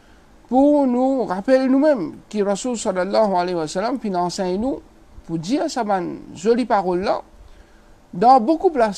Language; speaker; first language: French; non-native, local second language; Morisyen